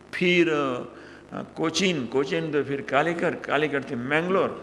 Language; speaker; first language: Hindi; non-native, local second language; Gujarati